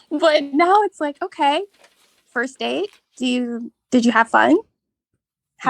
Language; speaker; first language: English; native; English